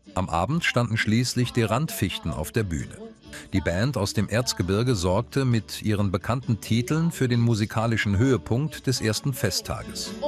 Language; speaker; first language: German; native; German